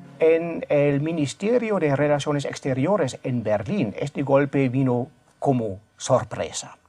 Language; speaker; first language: Spanish; non-native, fluent; German